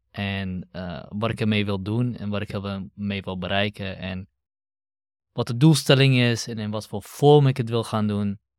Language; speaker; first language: Dutch; early bilingual, other home language; Kurdish